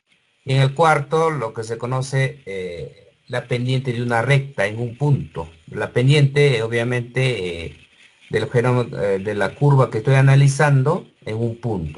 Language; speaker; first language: Spanish; native; Spanish